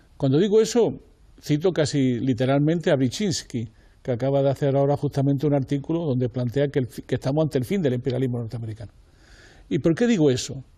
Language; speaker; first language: Spanish; native; Spanish